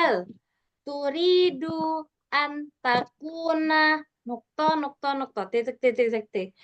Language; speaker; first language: Arabic; non-native, fluent; Indonesian